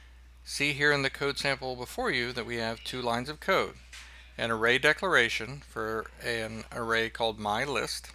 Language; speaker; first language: English; native; English